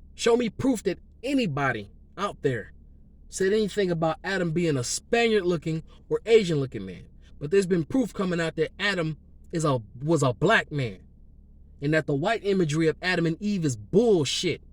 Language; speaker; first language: English; native; English